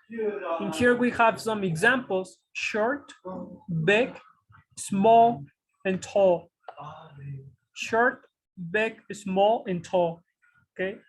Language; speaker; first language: English; non-native, fluent; Spanish